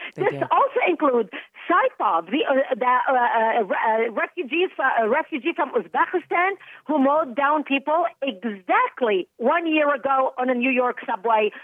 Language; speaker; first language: English; non-native, fluent; Arabic